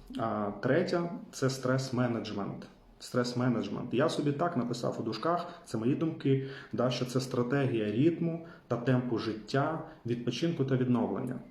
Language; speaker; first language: Ukrainian; non-native, local second language; Russian